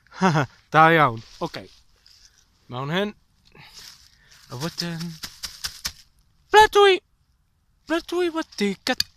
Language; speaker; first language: Welsh; non-native, learner; English